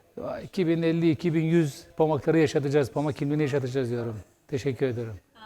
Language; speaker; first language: Turkish; non-native, local second language; Bulgarian